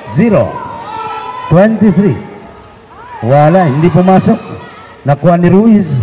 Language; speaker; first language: Filipino; non-native, local second language; Cebuano